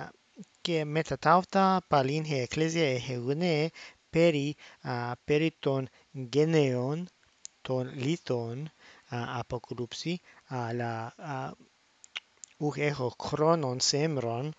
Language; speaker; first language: Greek; non-native, fluent; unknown